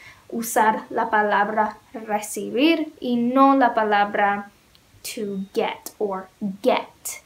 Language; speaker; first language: Spanish; non-native, learner; English